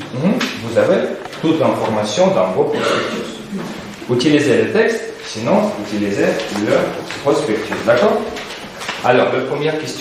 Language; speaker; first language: French; non-native, fluent; Russian